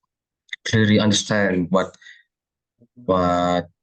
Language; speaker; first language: English; non-native, learner; Indonesian